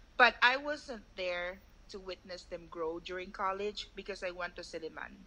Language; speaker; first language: English; non-native, local second language; Cebuano